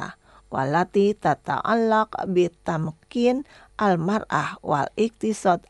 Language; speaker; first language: Arabic; non-native, fluent; Indonesian